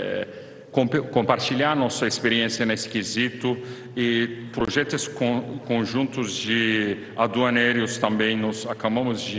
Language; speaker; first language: Portuguese; non-native, fluent; Turkish